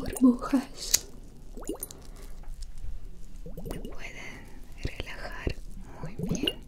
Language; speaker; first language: Spanish; non-native, learner; Russian